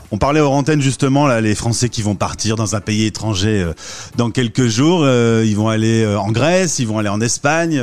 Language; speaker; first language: French; native; French